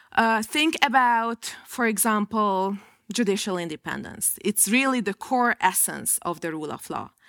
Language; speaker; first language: English; non-native, fluent; Hungarian